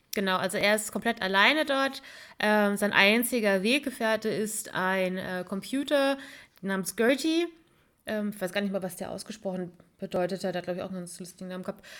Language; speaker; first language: German; native; German